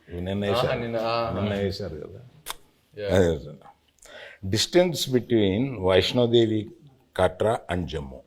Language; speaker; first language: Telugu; native; Telugu